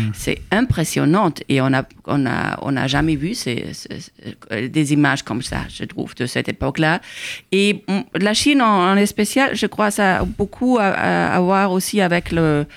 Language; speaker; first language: French; non-native, fluent; German